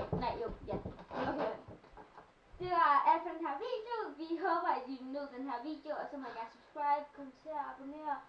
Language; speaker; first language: Danish; native; Danish